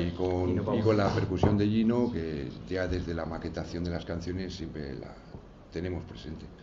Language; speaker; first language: Spanish; native; Spanish